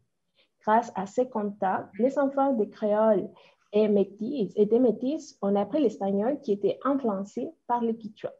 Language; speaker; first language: French; non-native, fluent; Spanish